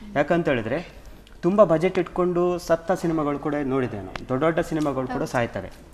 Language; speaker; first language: Kannada; native; Kannada